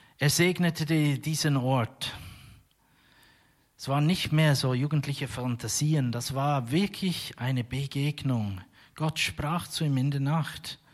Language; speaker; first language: German; native; German